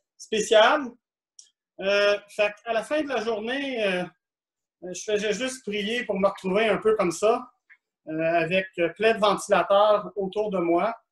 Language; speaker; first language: French; native; French